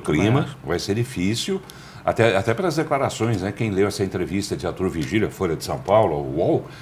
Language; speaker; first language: Portuguese; native; Portuguese